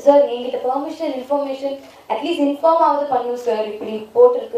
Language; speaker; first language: Tamil; non-native, learner; Malayalam